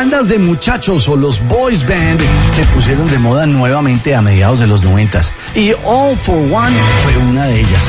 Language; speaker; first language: Spanish; native; Spanish